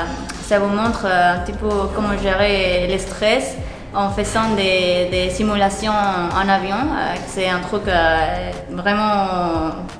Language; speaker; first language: French; non-native, fluent; Spanish